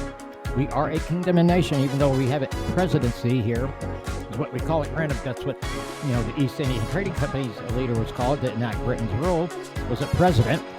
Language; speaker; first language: English; native; English